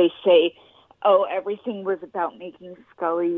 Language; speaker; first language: English; native; English